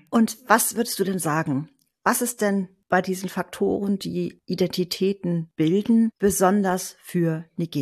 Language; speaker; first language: German; native; German